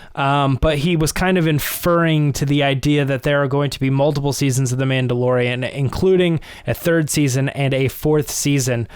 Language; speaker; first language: English; native; English